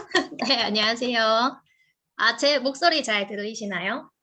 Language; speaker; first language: Korean; native; Korean